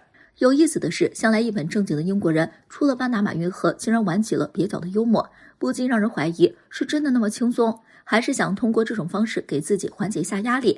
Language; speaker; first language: Chinese; native; Chinese